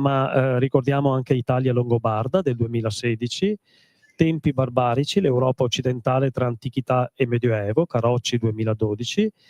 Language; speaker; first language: Italian; native; Italian